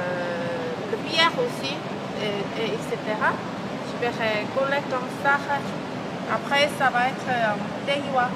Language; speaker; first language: French; non-native, learner; Korean